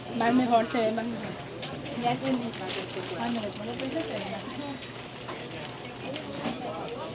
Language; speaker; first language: Spanish; native; Spanish